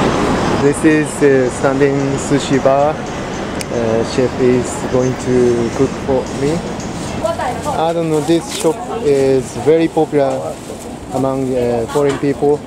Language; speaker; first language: English; non-native, learner; Japanese